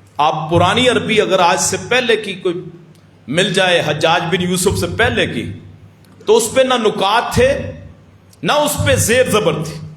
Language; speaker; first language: Urdu; non-native, local second language; Punjabi